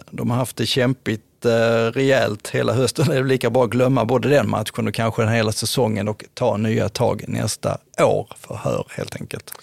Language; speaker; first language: Swedish; native; Swedish